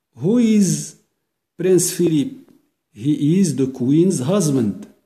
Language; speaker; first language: English; non-native, learner; Arabic